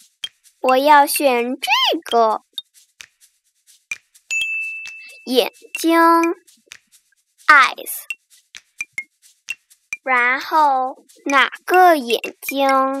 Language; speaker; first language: Chinese; early bilingual, heritage; Chinese